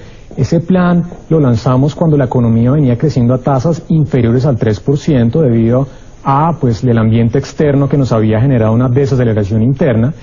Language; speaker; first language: Spanish; native; Spanish